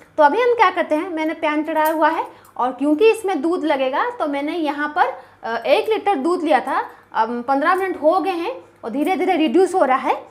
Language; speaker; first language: Hindi; non-native, local second language; Bangla